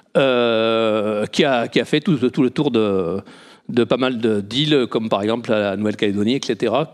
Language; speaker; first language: French; native; French